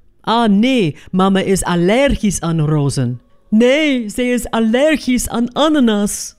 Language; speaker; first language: Dutch; non-native, fluent; English